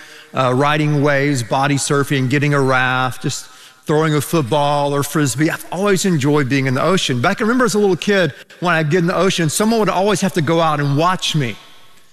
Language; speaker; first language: English; native; English